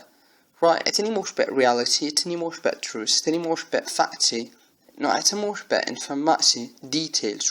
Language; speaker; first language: Russian; non-native, learner; English